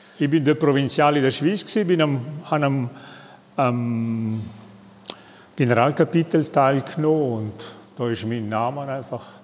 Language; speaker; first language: German; non-native, local second language; Italian